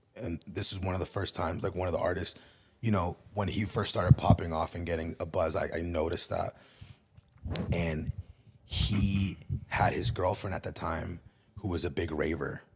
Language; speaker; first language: English; early bilingual, other home language; Spanish